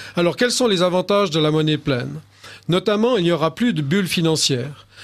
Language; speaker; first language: French; native; French